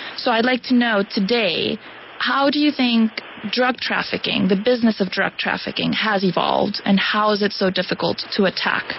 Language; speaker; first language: English; non-native, fluent; Spanish